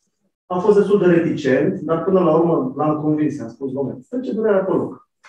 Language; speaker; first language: Romanian; native; Romanian